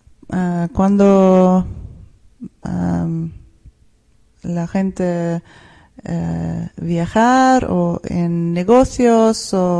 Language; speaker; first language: Spanish; non-native, fluent; Swedish